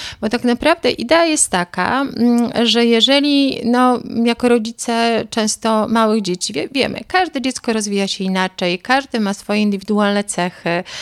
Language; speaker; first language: Polish; native; Polish